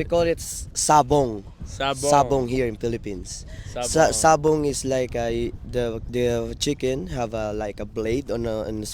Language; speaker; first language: English; non-native, local second language; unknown